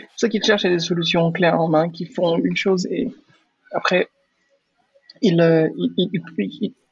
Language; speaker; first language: French; non-native, local second language; Wolof